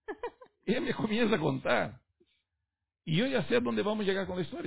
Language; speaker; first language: Spanish; native; Spanish